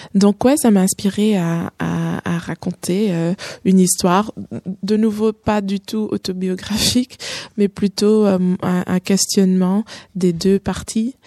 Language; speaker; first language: French; native; French